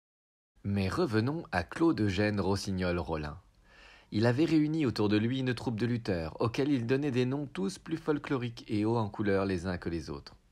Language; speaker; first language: French; native; French